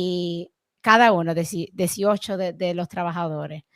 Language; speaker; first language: Spanish; early bilingual, heritage; English